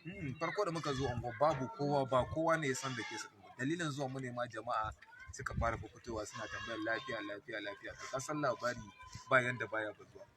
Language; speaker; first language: Hausa; native; Hausa